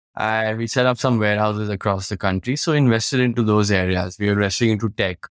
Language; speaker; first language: English; non-native, local second language; Hindi